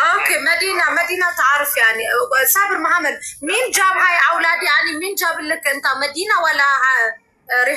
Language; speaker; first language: Arabic; non-native, learner; Amharic